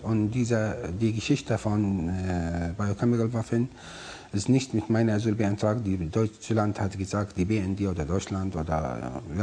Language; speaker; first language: German; non-native, learner; Arabic